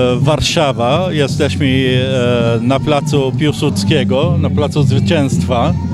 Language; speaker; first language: Polish; non-native, fluent; Arabic